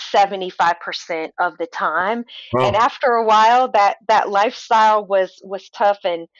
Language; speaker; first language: English; native; English